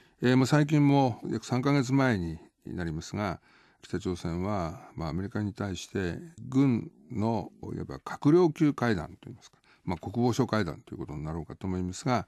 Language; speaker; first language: Japanese; native; Japanese